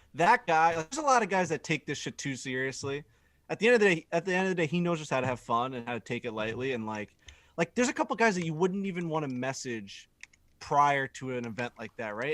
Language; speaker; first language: English; native; English